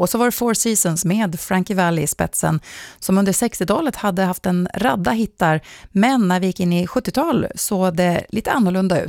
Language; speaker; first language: Swedish; native; Swedish